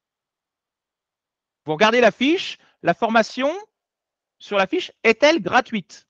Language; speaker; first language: French; native; French